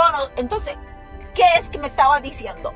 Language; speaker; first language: Spanish; early bilingual, heritage; Spanish